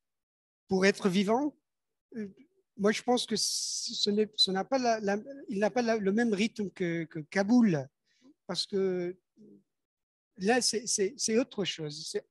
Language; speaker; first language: French; non-native, fluent; Persian